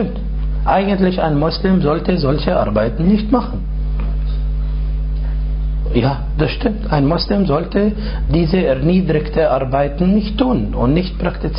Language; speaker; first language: German; non-native, fluent; Arabic